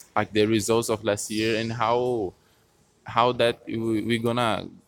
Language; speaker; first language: English; non-native, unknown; Portuguese